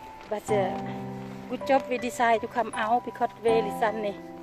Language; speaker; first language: English; non-native, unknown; Thai